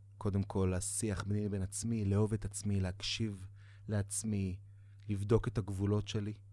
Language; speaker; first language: Hebrew; native; Hebrew